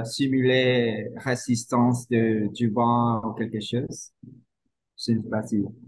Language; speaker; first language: French; non-native, fluent; English